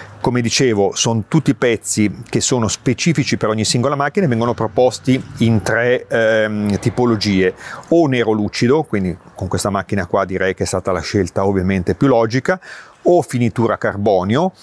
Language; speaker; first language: Italian; native; Italian